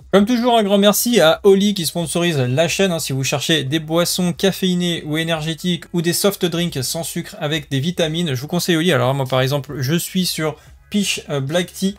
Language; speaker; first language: French; native; French